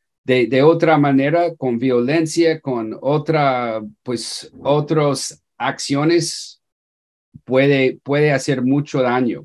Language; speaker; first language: Spanish; non-native, fluent; English